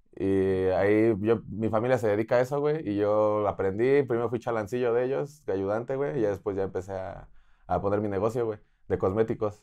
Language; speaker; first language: Spanish; native; Spanish